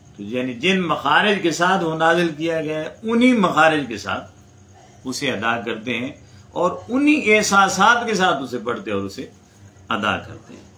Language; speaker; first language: Urdu; non-native, local second language; Punjabi